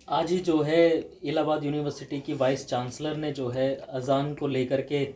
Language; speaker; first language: Hindi; native; Hindi